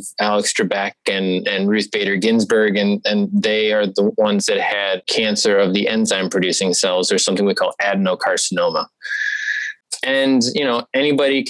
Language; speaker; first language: English; native; English